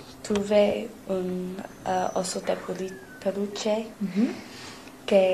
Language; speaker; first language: Spanish; non-native, learner; English